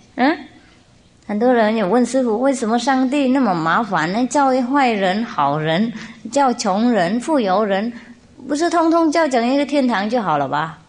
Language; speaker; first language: Chinese; non-native, fluent; Vietnamese